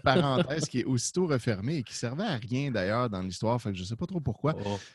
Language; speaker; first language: French; native; French